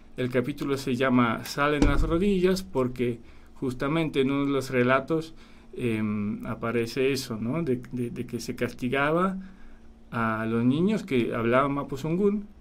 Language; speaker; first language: Spanish; non-native, fluent; Polish